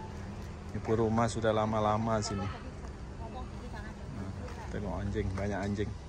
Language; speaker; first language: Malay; non-native, local second language; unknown